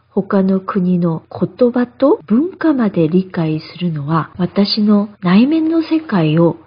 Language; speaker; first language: Japanese; non-native, fluent; Korean